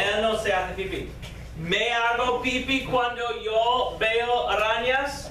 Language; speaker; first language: Spanish; non-native, fluent; English